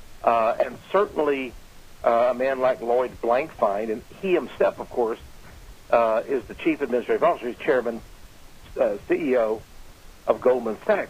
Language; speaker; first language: English; native; English